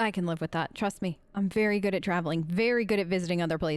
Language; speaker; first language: English; native; English